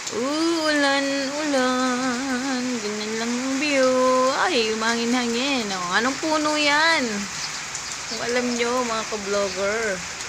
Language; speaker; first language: Filipino; non-native, local second language; Pampanga